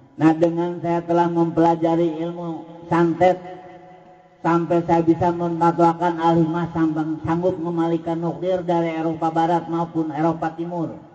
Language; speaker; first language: Indonesian; non-native, local second language; Sundanese